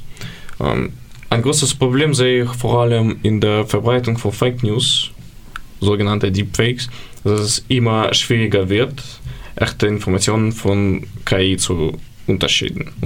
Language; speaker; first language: German; non-native, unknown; Ukrainian